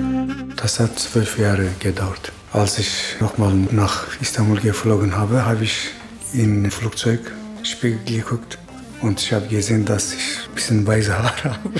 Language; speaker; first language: German; non-native, learner; Kurdish